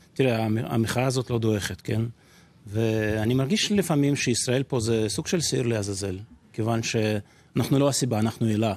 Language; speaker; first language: Hebrew; non-native, fluent; Russian